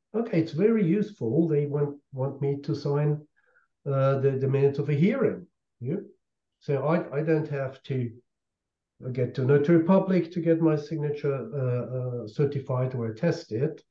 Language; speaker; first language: English; non-native, fluent; German